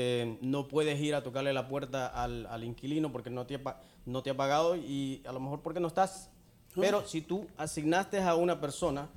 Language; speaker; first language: Spanish; native; Spanish